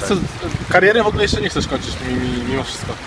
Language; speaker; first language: Polish; native; Polish